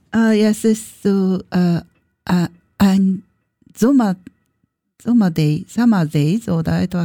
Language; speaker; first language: German; non-native, learner; Japanese